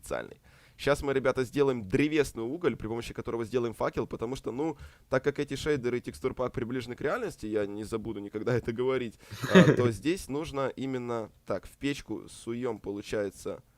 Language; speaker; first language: Russian; native; Russian